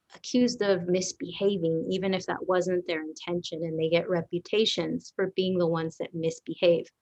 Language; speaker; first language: English; native; English